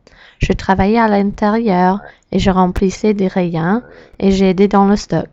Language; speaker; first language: French; non-native, learner; English